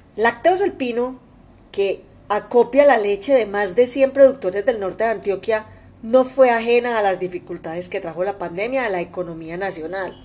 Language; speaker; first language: Spanish; native; Spanish